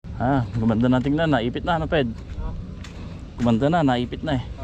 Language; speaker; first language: Filipino; native; Filipino